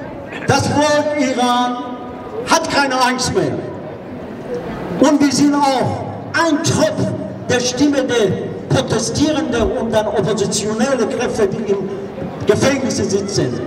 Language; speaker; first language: German; non-native, fluent; Persian